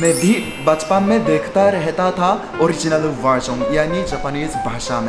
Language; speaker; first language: Hindi; non-native, fluent; Japanese